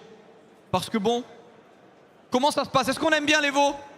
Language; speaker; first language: French; native; French